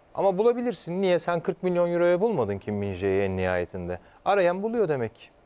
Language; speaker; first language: Turkish; native; Turkish